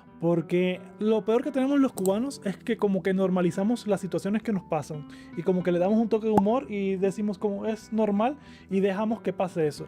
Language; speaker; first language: Spanish; native; Spanish